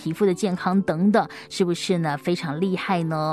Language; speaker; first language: Chinese; native; Chinese